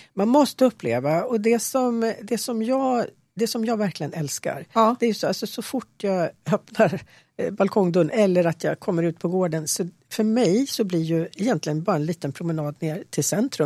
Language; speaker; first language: Swedish; native; Swedish